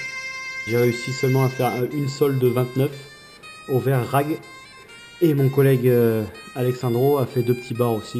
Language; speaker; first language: French; native; French